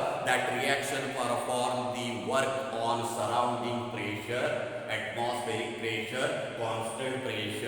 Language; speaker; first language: English; non-native, local second language; Marathi